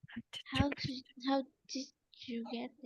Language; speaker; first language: English; non-native, learner; Vietnamese